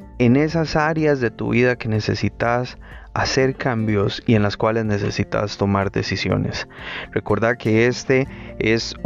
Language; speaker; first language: Spanish; native; Spanish